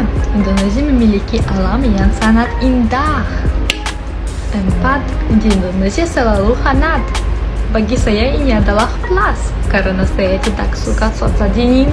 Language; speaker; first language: Indonesian; non-native, learner; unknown